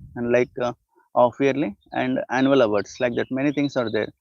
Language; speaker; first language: English; non-native, local second language; Telugu